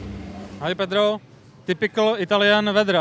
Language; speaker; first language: English; non-native, fluent; Czech